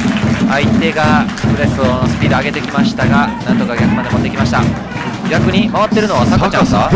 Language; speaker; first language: Japanese; native; Japanese